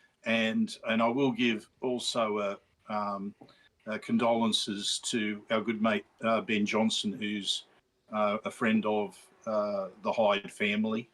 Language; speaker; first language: English; native; English